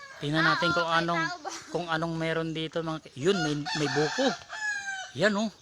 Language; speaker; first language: Filipino; native; Filipino